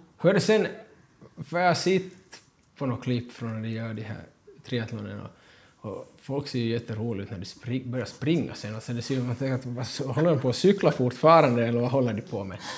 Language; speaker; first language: Swedish; native; Swedish